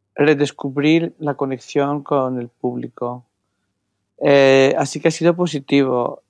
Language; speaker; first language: Spanish; non-native, fluent; Greek